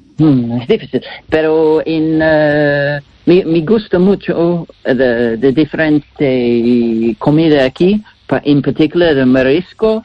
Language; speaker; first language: Spanish; non-native, learner; English